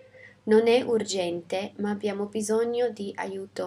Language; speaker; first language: Italian; non-native, fluent; English